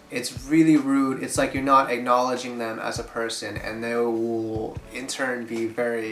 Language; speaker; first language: English; native; English